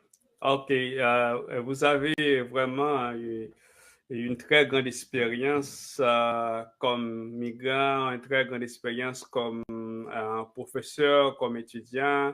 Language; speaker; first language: French; non-native, local second language; Haitian Creole